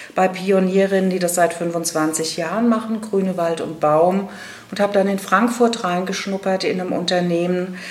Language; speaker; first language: German; native; German